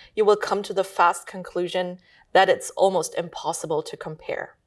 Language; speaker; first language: English; early bilingual, heritage; German